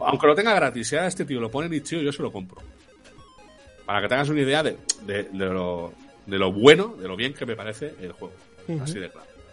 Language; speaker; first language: Spanish; native; Spanish